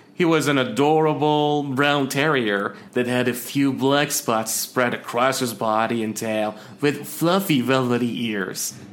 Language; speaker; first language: English; non-native, fluent; Persian